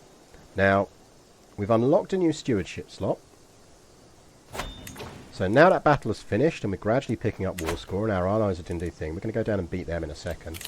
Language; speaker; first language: English; native; English